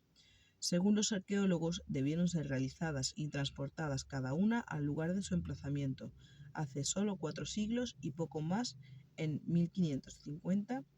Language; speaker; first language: Spanish; native; Spanish